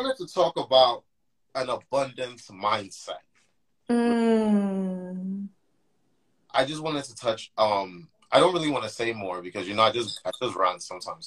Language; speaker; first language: English; native; English